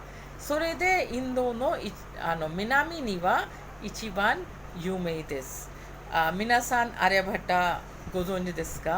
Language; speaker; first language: Japanese; non-native, fluent; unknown